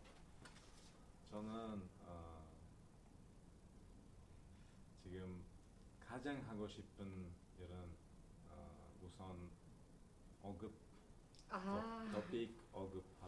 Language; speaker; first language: Korean; non-native, learner; Uzbek